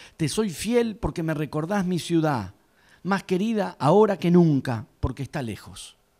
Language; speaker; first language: Spanish; native; Spanish